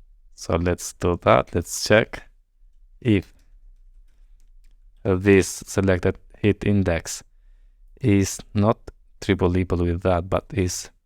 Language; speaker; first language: English; non-native, fluent; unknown